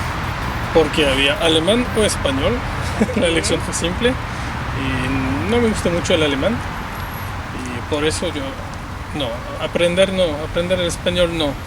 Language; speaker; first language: Spanish; non-native, learner; French